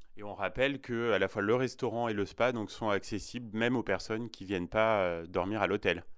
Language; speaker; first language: French; native; French